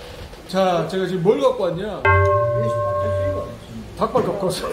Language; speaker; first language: Korean; native; Korean